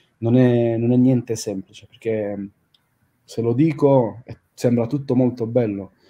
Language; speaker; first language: Italian; native; Italian